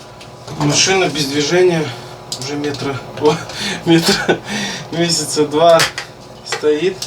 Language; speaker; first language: Russian; native; Russian